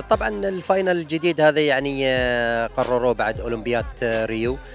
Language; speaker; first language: Arabic; native; Arabic